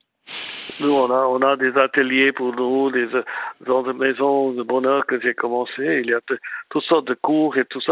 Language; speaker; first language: French; non-native, fluent; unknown